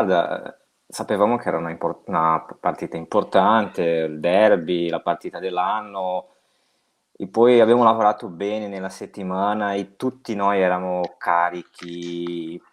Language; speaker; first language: Italian; non-native, fluent; Portuguese